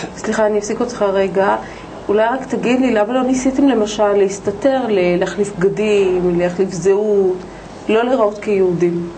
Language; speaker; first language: Hebrew; native; Hebrew